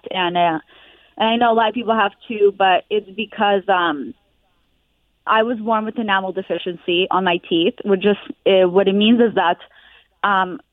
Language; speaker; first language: English; non-native, fluent; Hebrew